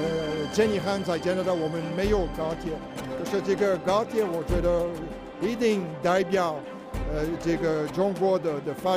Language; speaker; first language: Chinese; non-native, learner; English